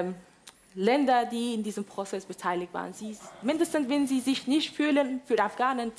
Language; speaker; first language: German; non-native, fluent; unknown